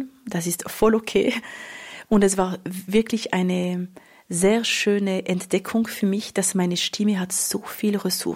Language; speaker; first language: German; non-native, local second language; French